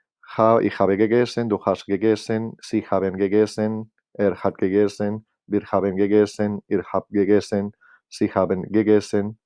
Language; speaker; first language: German; non-native, fluent; Catalan